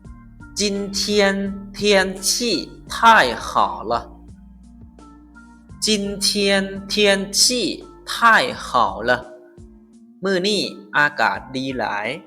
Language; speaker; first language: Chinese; non-native, fluent; Lao